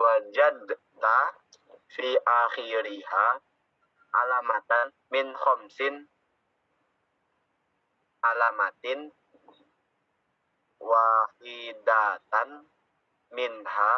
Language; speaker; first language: Arabic; non-native, learner; Indonesian